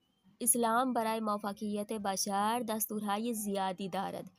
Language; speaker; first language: Persian; non-native, fluent; Urdu